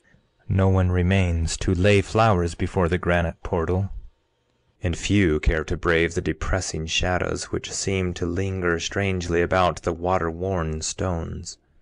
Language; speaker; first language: English; native; English